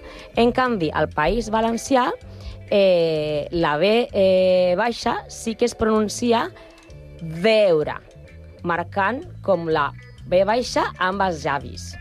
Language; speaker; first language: Catalan; non-native, learner; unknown